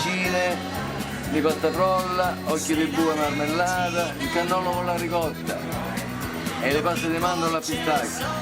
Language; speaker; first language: Italian; native; Italian